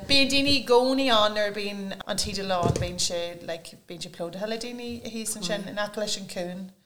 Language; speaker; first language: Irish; non-native, local second language; English